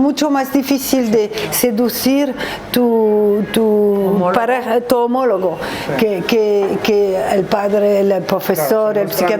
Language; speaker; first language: Spanish; non-native, learner; French